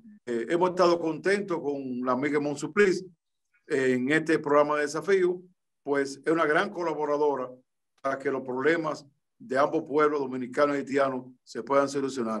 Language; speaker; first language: Spanish; native; Spanish